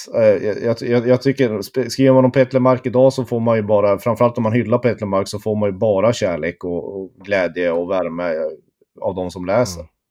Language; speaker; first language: Swedish; native; Swedish